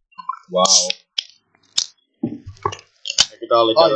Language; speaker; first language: Finnish; native; Finnish